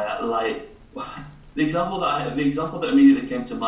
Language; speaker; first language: English; native; English